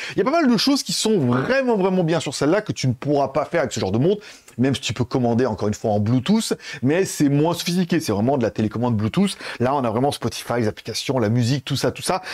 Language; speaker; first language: French; native; French